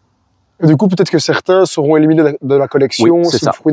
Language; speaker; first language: French; native; French